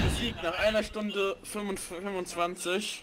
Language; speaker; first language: German; native; German